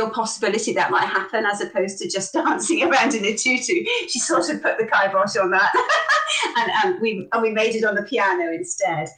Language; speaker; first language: English; native; English